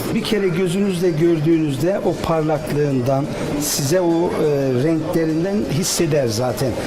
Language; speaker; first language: Turkish; native; Turkish